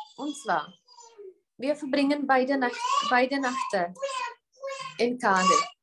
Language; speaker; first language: German; non-native, fluent; Czech